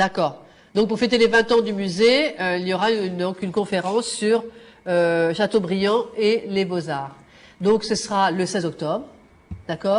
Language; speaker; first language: French; native; French